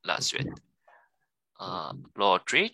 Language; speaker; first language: French; non-native, learner; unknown